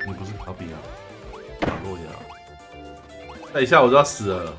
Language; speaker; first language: Chinese; native; Chinese